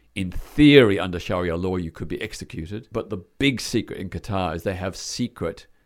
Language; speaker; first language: English; native; English